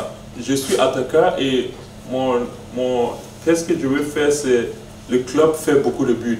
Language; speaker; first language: French; non-native, learner; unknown